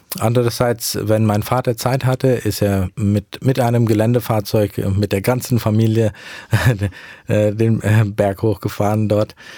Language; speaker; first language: German; early bilingual, heritage; German